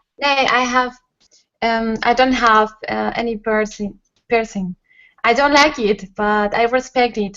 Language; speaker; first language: English; non-native, learner; Spanish